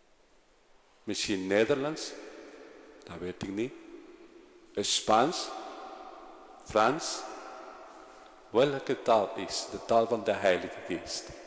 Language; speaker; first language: Dutch; non-native, fluent; Spanish